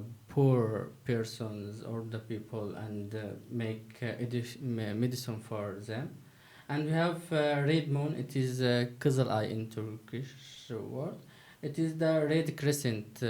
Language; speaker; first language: English; non-native, learner; Turkish